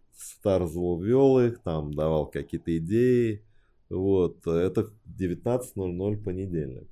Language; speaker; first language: Russian; early bilingual, other home language; Chinese